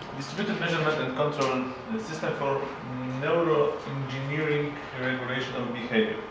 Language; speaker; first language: English; non-native, fluent; Polish